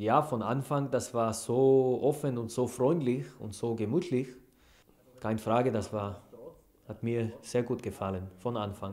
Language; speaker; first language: German; non-native, learner; Hebrew